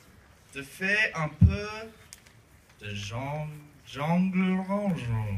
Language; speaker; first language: French; non-native, learner; English